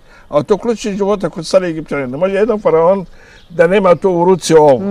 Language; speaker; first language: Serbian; non-native, fluent; Arabic